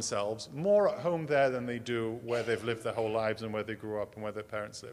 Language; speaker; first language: English; native; English